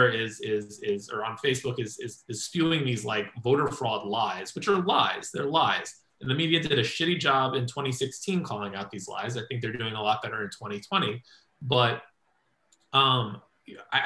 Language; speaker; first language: English; native; English